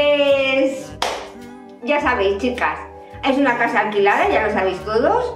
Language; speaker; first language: Spanish; native; Spanish